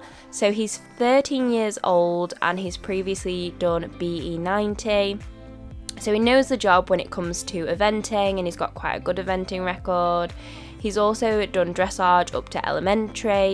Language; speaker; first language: English; native; English